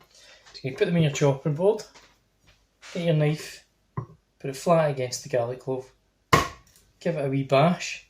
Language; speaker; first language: English; native; English